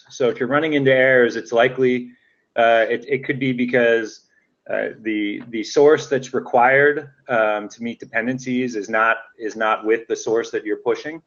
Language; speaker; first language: English; native; English